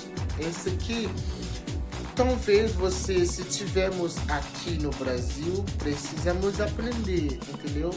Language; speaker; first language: Portuguese; non-native, learner; Haitian Creole